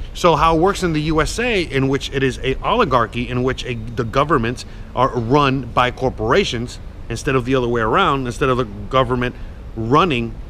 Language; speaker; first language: English; native; English